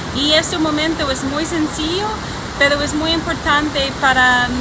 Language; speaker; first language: Spanish; non-native, learner; English